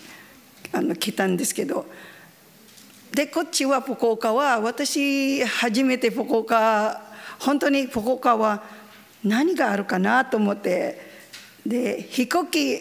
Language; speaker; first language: Japanese; non-native, learner; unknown